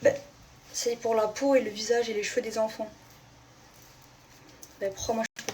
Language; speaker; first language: French; native; French